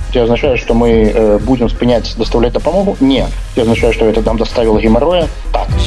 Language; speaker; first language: Belarusian; non-native, local second language; Russian